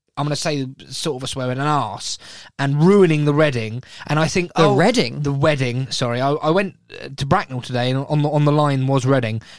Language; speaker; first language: English; native; English